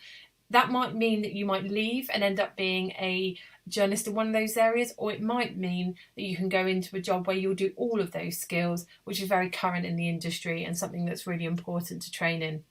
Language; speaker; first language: English; native; English